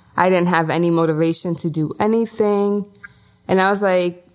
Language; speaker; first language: English; native; English